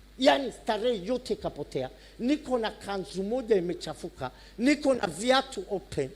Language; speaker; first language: Swahili; non-native, fluent; Somali